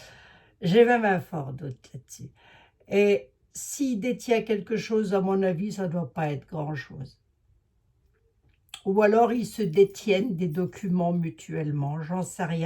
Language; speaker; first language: French; native; French